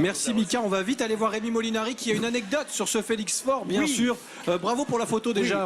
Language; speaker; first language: French; native; French